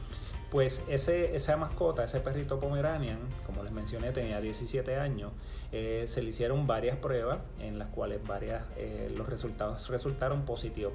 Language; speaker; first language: Spanish; native; Spanish